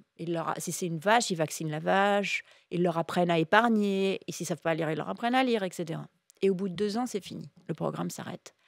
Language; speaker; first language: French; native; French